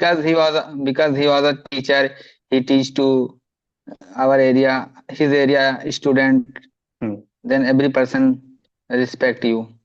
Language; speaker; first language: English; non-native, learner; Hindi